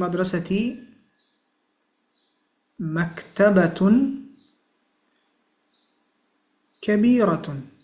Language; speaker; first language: Arabic; non-native, fluent; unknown